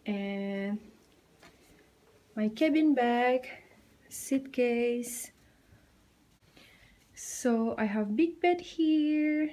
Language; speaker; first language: English; non-native, fluent; Indonesian